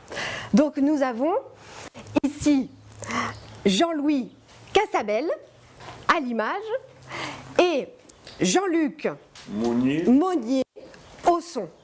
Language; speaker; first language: French; native; French